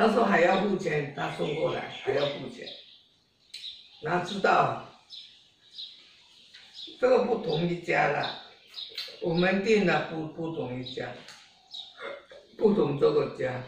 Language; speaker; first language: Chinese; non-native, local second language; Hakka Chinese